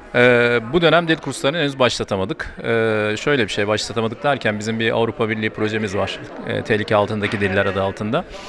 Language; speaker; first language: Turkish; native; Turkish